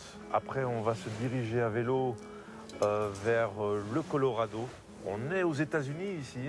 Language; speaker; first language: French; native; French